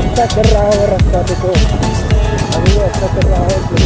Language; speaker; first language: Hindi; non-native, local second language; Bodo